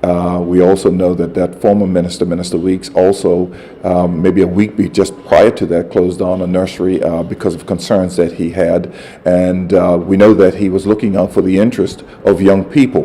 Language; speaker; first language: English; native; English